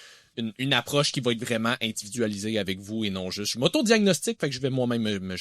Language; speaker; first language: French; native; French